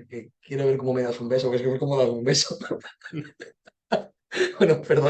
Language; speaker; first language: Spanish; native; Spanish